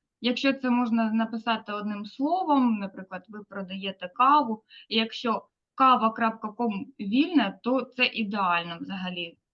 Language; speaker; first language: Ukrainian; native; Ukrainian